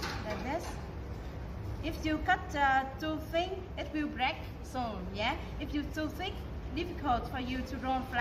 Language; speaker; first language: English; non-native, learner; Vietnamese